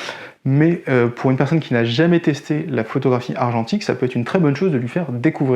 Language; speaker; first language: French; native; French